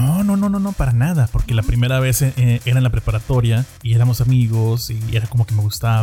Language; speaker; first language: Spanish; native; Spanish